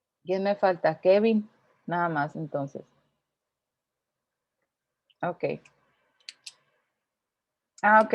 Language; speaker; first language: Spanish; native; Spanish